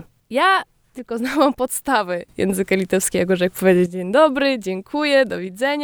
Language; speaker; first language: Polish; early bilingual, heritage; Polish